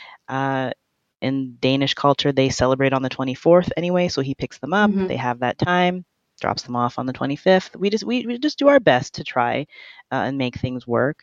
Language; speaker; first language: English; native; English